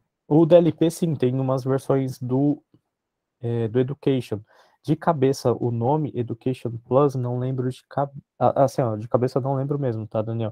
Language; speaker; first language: Portuguese; native; Portuguese